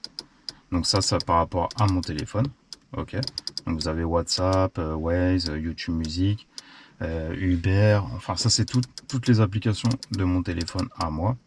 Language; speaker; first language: French; native; French